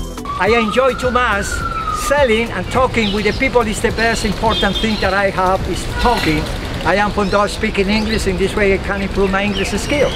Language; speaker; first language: English; non-native, learner; Spanish